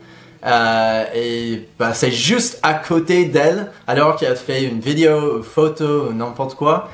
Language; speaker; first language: French; non-native, fluent; English